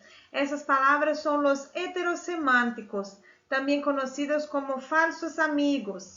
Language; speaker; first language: Spanish; non-native, fluent; Portuguese